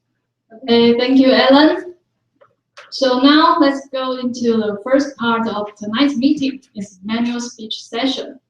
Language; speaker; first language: English; non-native, fluent; Chinese